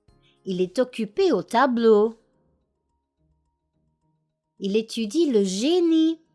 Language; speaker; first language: French; non-native, fluent; English